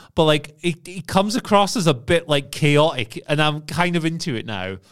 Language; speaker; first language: English; native; English